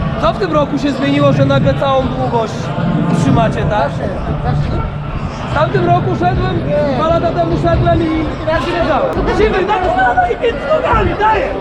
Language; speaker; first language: Polish; native; Polish